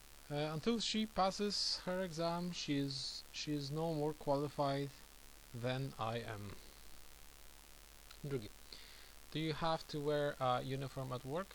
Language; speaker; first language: English; non-native, fluent; Polish